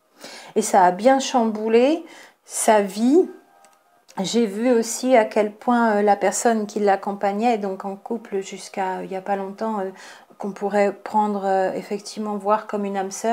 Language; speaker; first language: French; native; French